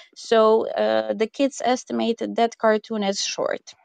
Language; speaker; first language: English; non-native, fluent; Croatian